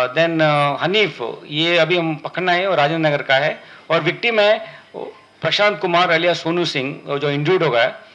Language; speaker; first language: Hindi; non-native, local second language; Telugu